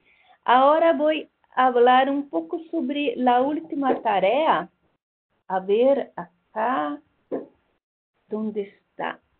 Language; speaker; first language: Spanish; non-native, fluent; Portuguese